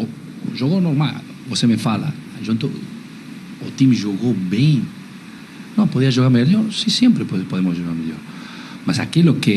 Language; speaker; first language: Portuguese; non-native, learner; Spanish